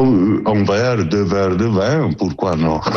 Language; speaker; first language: French; non-native, learner; Italian